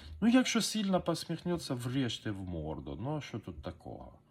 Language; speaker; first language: Ukrainian; non-native, learner; Persian